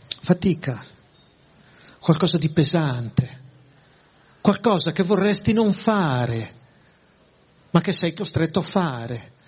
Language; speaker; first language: Italian; native; Italian